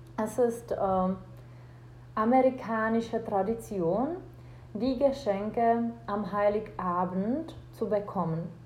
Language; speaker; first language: German; non-native, fluent; Czech